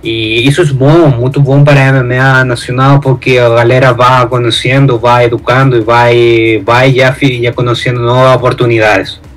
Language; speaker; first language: Portuguese; non-native, learner; Spanish